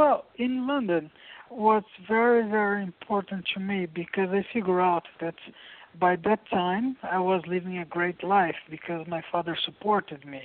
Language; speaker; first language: English; non-native, fluent; Portuguese